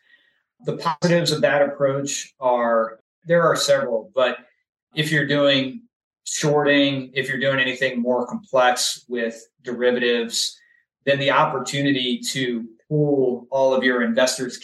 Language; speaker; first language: English; native; English